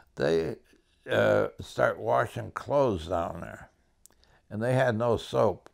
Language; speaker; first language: English; native; English